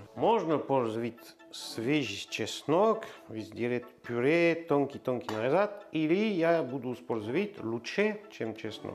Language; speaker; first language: Russian; non-native, learner; French